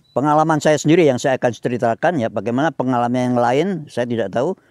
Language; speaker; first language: Indonesian; native; Indonesian